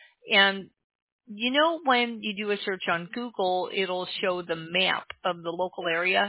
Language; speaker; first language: English; native; English